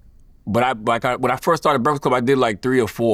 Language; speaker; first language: English; native; English